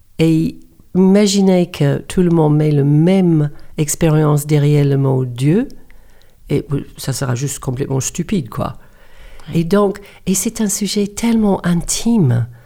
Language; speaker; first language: French; non-native, fluent; English